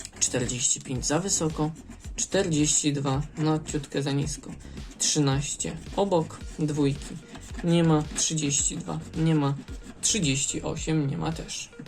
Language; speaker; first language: Polish; native; Polish